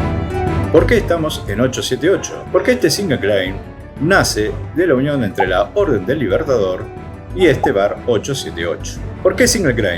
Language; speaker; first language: Spanish; native; Spanish